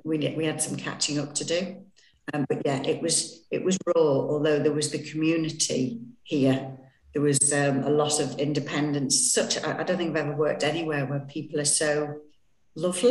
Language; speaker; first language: English; native; English